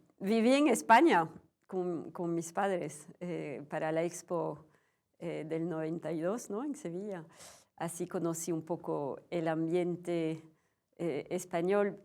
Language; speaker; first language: Spanish; non-native, fluent; French